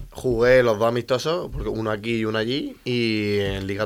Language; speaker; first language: Spanish; native; Spanish